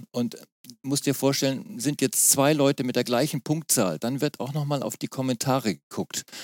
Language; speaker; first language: German; native; German